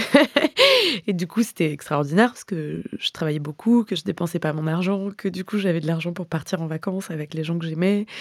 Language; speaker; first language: French; native; French